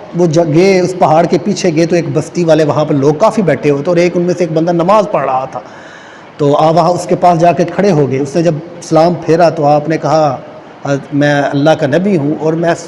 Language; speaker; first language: Urdu; native; Urdu